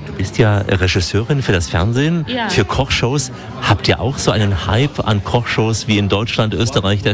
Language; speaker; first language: German; native; German